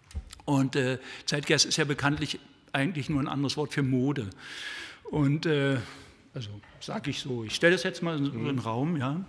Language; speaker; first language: German; native; German